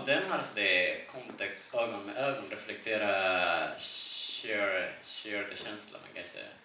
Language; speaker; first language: Swedish; non-native, learner; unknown